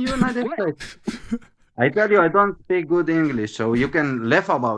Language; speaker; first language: English; non-native, learner; Hebrew